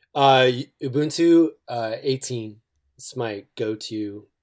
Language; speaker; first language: English; native; English